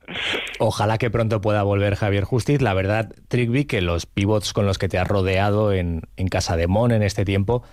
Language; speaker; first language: Spanish; native; Spanish